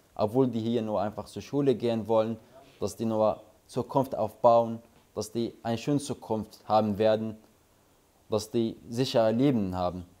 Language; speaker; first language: German; non-native, learner; Arabic